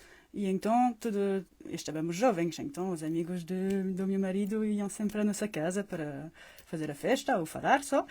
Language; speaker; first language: Portuguese; non-native, fluent; French